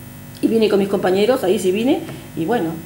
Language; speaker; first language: Spanish; native; Spanish